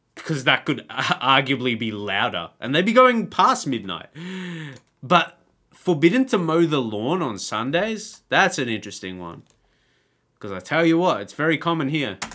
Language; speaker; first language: English; native; English